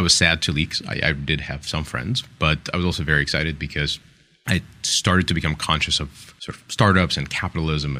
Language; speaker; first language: English; non-native, fluent; Ukrainian